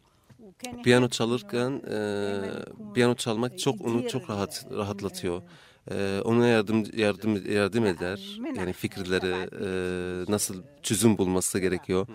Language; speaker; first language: Turkish; non-native, fluent; Arabic